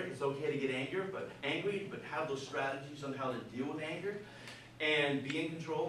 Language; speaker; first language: English; native; English